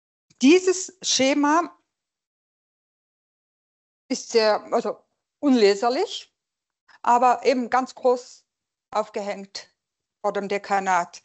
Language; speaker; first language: German; non-native, local second language; French